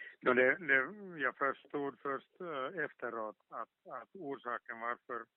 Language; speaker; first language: Swedish; non-native, local second language; Finnish